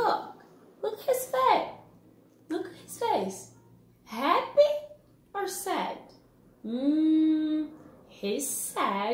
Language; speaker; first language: English; non-native, learner; Portuguese